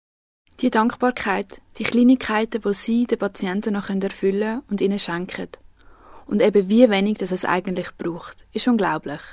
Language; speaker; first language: German; native; German